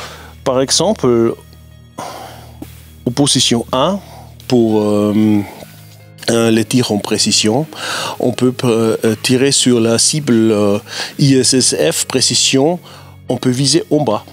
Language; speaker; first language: French; non-native, fluent; German